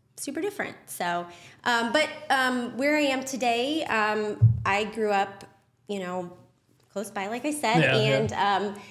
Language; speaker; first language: English; native; English